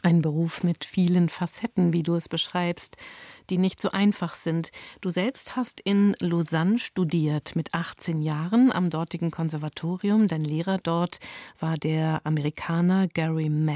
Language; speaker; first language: German; native; German